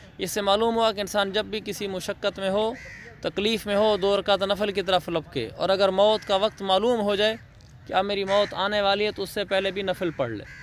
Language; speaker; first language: Urdu; native; Urdu